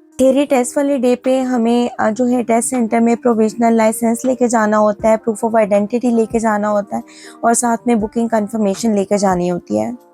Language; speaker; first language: Urdu; native; Urdu